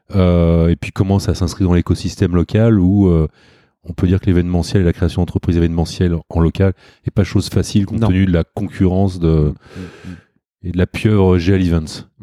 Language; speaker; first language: French; native; French